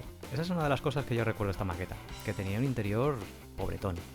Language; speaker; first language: Spanish; native; Spanish